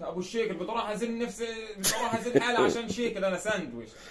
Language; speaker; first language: Arabic; native; Arabic